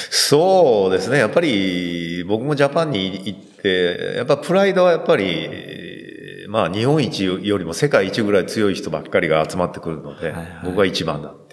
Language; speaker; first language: Japanese; native; Japanese